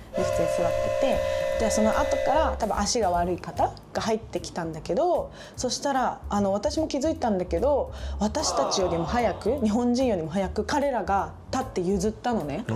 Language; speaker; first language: Japanese; native; Japanese